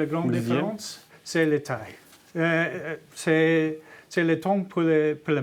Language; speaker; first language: French; non-native, learner; English